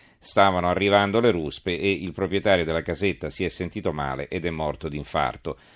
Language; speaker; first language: Italian; native; Italian